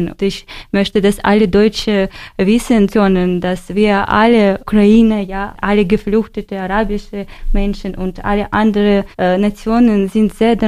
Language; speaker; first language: German; non-native, learner; Ukrainian